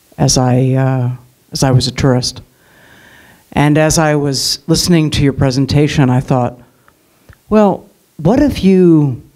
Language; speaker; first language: English; native; English